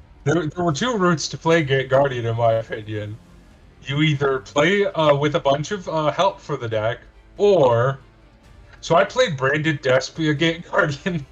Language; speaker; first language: English; native; English